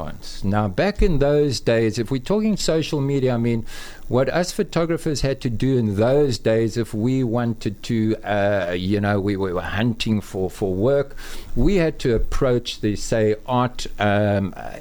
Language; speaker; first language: English; native; English